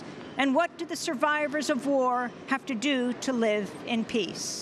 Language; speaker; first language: English; native; English